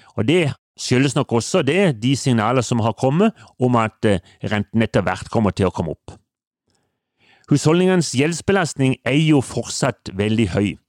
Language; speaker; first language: Norwegian; native; Norwegian